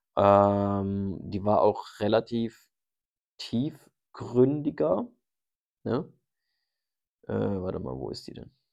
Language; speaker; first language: German; early bilingual, other home language; Turkish